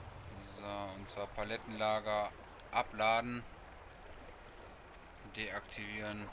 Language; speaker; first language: German; native; German